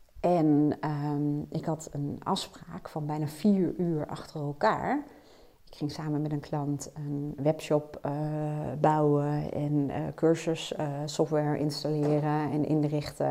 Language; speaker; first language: Dutch; native; Dutch